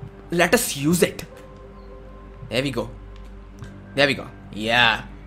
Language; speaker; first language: English; non-native, local second language; Punjabi